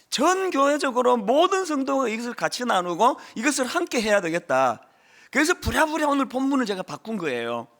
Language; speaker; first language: Korean; native; Korean